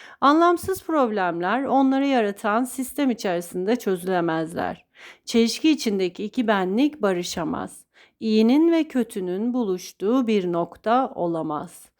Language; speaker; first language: Turkish; native; Turkish